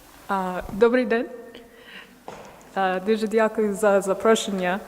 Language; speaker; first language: Ukrainian; non-native, learner; English